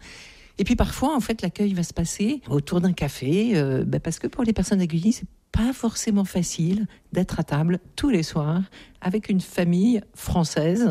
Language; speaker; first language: French; native; French